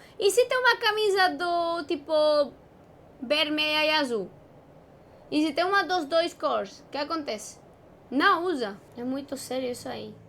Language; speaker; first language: Portuguese; non-native, fluent; Spanish